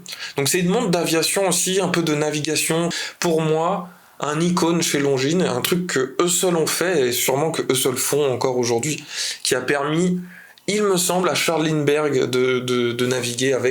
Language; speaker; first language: French; native; French